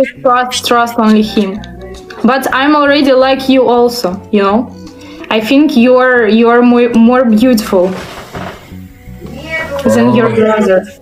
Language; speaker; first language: English; non-native, learner; Russian